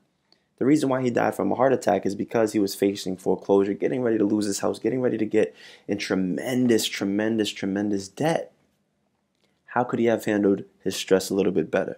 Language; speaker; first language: English; native; English